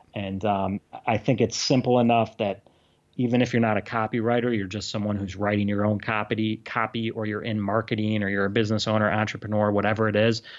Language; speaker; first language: English; native; English